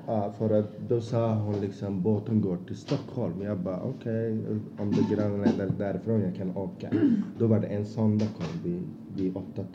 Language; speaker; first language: Swedish; non-native, fluent; Azerbaijani